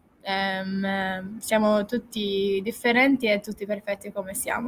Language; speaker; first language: Italian; non-native, fluent; English